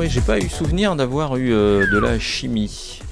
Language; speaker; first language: French; native; French